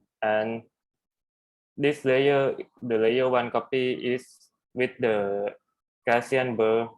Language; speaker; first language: English; non-native, learner; Thai